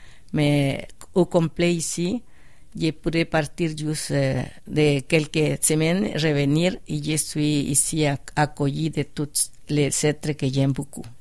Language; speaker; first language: French; non-native, fluent; Spanish